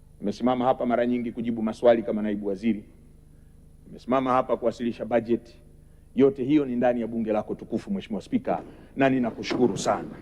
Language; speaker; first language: Swahili; native; Swahili